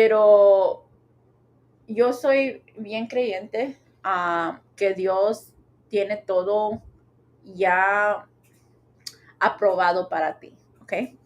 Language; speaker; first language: Spanish; early bilingual, heritage; Spanish